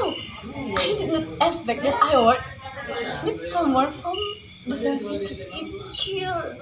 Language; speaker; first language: English; non-native, learner; Indonesian